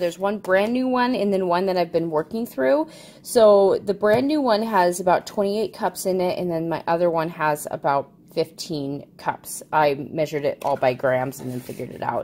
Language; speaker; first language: English; native; English